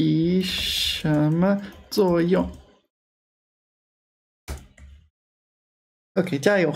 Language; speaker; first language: Chinese; non-native, learner; English